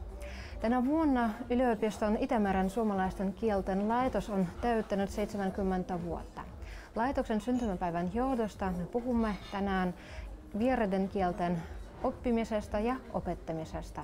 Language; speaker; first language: Finnish; non-native, local second language; Russian